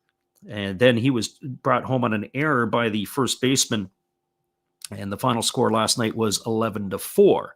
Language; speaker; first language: English; native; English